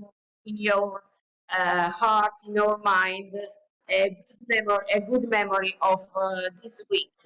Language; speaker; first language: English; non-native, learner; Italian